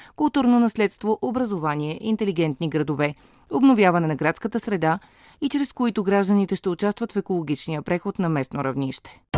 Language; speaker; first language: Bulgarian; native; Bulgarian